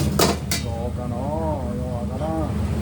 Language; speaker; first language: Japanese; native; Japanese